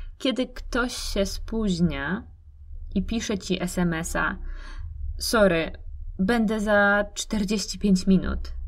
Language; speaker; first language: Polish; native; Polish